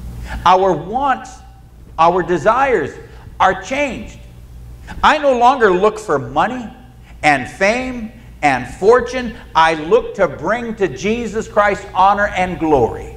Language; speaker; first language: English; native; English